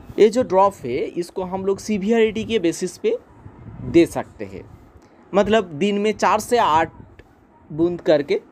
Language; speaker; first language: Hindi; non-native, local second language; Bangla